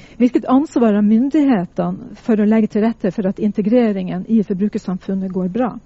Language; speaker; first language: Norwegian; native; Norwegian